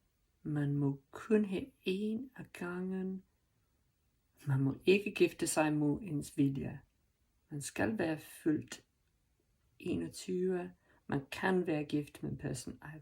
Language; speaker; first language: Danish; non-native, learner; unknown